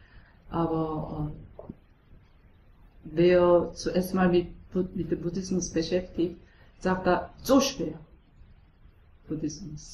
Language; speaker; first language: German; non-native, fluent; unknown